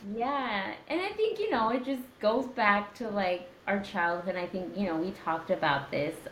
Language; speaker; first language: English; native; English